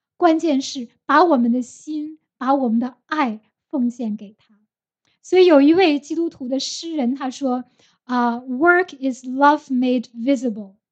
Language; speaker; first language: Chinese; native; Chinese